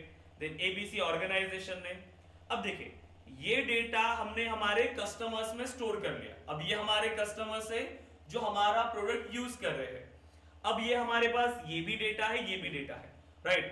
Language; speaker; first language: Hindi; native; Hindi